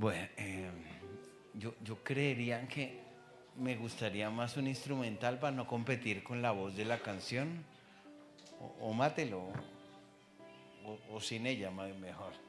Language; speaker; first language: Spanish; native; Spanish